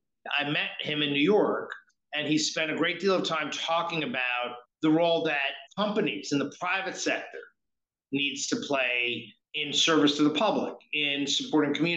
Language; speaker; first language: English; native; English